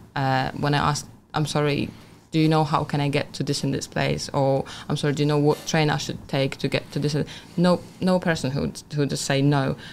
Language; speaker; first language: English; non-native, fluent; Polish